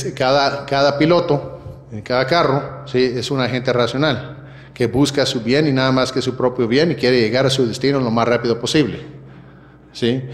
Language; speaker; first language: Spanish; early bilingual, heritage; Spanish